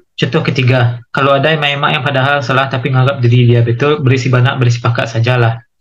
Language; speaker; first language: Indonesian; non-native, local second language; Minangkabau